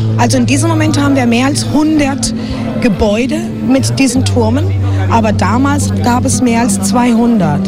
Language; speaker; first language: German; non-native, fluent; Spanish